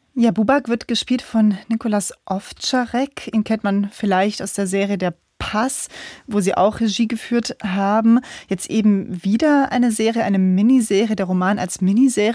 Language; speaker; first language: German; native; German